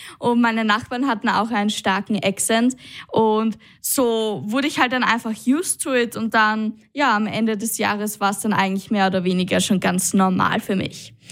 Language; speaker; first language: German; native; German